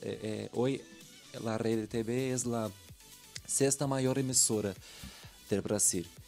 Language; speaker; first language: Spanish; non-native, learner; Portuguese